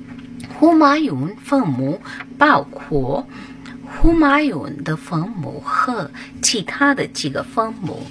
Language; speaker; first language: Chinese; non-native, learner; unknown